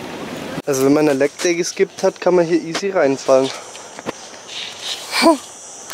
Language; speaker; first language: German; native; German